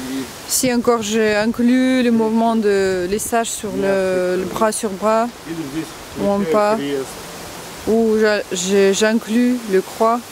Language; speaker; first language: French; non-native, fluent; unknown